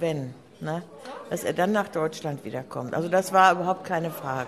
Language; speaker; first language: German; native; German